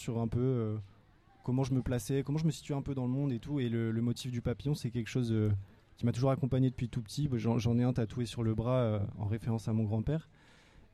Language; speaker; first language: French; native; French